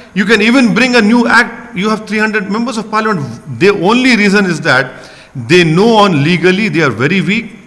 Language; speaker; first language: English; non-native, local second language; Hindi